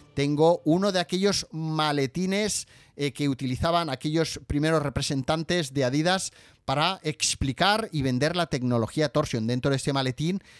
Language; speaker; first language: Spanish; native; Spanish